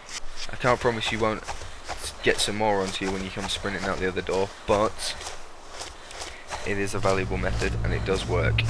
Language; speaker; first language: English; native; English